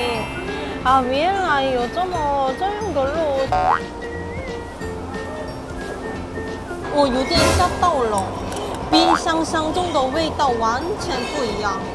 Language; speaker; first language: Chinese; non-native, fluent; Korean